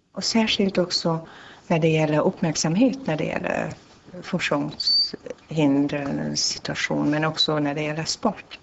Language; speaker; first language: Swedish; non-native, fluent; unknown